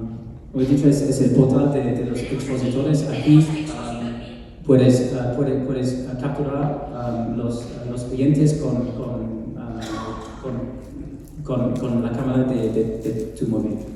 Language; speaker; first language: Spanish; non-native, fluent; English